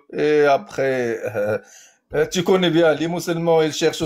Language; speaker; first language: French; non-native, learner; Arabic